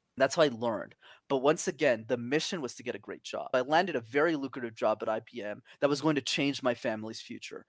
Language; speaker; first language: English; early bilingual, other home language; Tamil